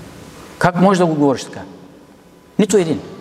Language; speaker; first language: Bulgarian; non-native, local second language; Turkish